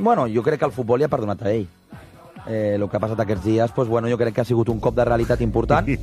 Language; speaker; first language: Catalan; native; Catalan